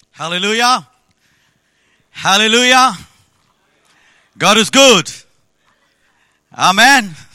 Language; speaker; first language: German; non-native, fluent; Tamil